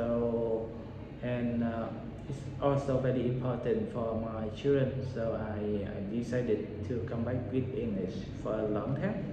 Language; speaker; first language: English; non-native, learner; Vietnamese